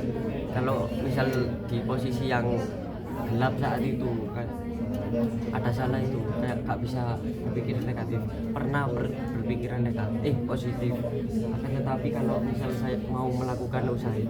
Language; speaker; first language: Indonesian; native; Indonesian